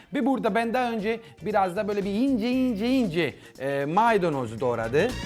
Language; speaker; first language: Turkish; non-native, learner; Italian